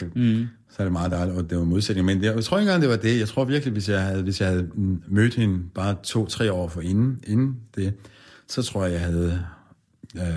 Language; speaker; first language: Danish; non-native, fluent; Persian